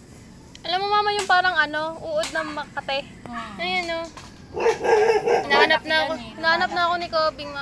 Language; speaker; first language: Filipino; native; Filipino